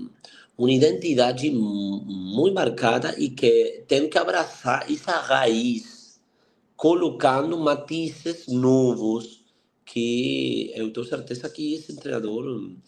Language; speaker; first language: Portuguese; non-native, fluent; Spanish